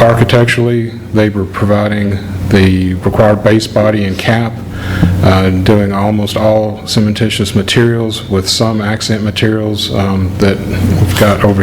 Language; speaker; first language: English; native; English